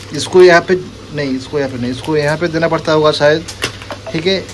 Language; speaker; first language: Hindi; non-native, local second language; Bangla